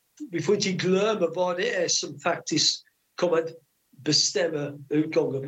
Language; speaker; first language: Swedish; non-native, fluent; English